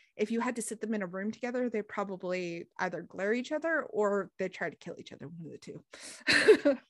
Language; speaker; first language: English; native; English